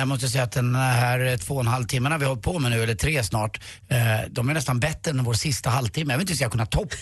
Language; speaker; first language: Swedish; native; Swedish